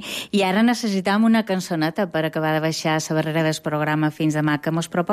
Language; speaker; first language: Catalan; native; Catalan